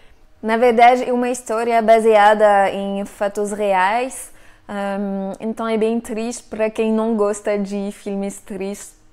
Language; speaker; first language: Portuguese; non-native, fluent; French